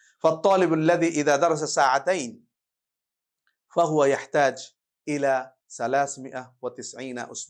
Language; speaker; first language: Arabic; non-native, fluent; Bangla